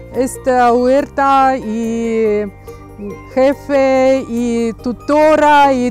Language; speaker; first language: Spanish; non-native, learner; Russian